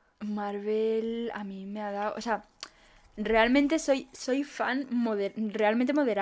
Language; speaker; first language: Spanish; native; Spanish